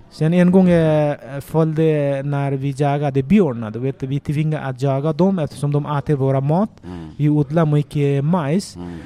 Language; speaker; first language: Swedish; non-native, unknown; Nepali